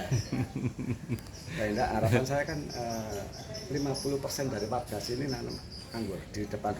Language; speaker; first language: Indonesian; non-native, local second language; Javanese